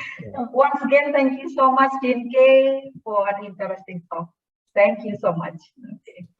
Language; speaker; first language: English; non-native, fluent; Indonesian